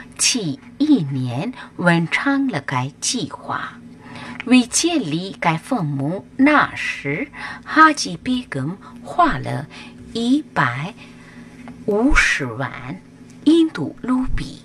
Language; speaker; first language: Chinese; non-native, fluent; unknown